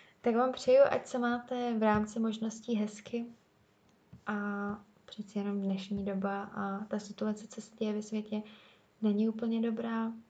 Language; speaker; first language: Czech; native; Czech